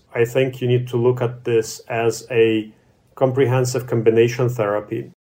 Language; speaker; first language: English; non-native, fluent; Latvian